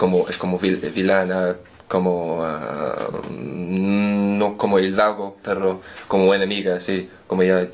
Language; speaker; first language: Spanish; non-native, learner; English